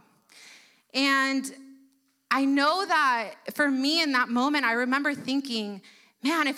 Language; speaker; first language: English; early bilingual, other home language; Spanish